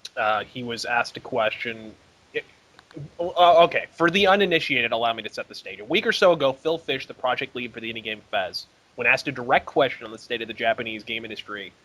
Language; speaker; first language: English; native; English